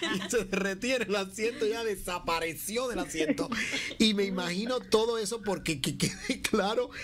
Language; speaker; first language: Spanish; native; Spanish